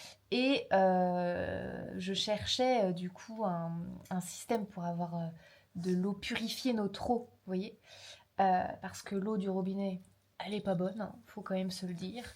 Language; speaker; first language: French; native; French